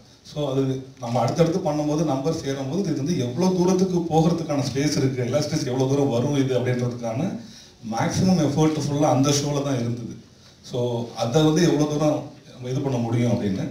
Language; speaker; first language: Tamil; native; Tamil